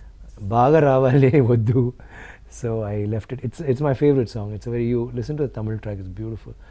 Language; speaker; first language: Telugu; non-native, local second language; Tamil